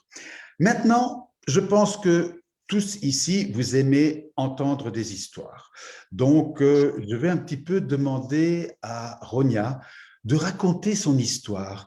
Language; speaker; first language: French; native; French